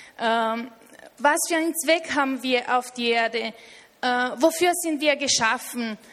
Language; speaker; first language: German; non-native, fluent; Romanian